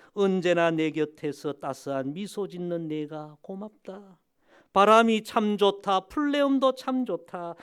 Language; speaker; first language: Korean; native; Korean